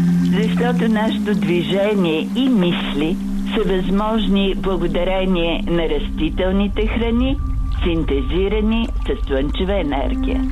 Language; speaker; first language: Bulgarian; native; Bulgarian